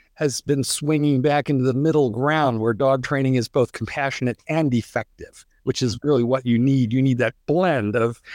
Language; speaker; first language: English; native; English